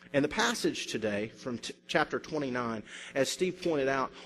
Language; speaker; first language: English; native; English